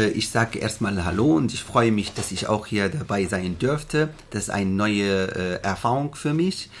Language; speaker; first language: German; non-native, fluent; Arabic